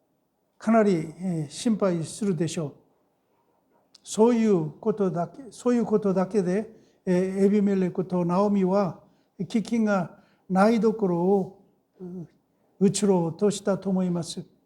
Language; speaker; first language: Japanese; non-native, fluent; Korean